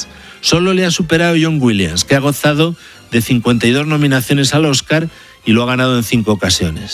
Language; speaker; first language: Spanish; native; Spanish